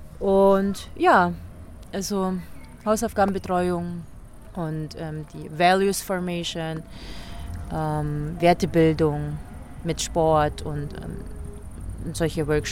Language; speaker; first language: German; early bilingual, other home language; Filipino